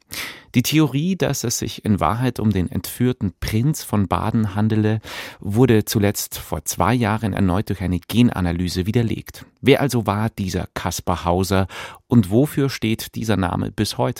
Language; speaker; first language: German; native; German